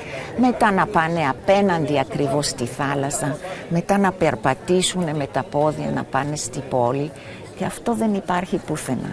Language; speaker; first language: Greek; non-native, fluent; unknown